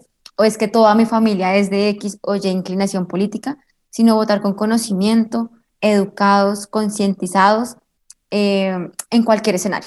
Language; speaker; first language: Spanish; native; Spanish